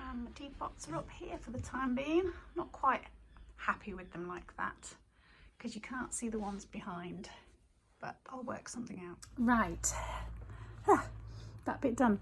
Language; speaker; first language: English; native; English